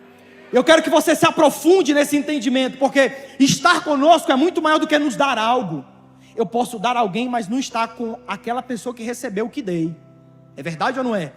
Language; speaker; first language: Portuguese; native; Portuguese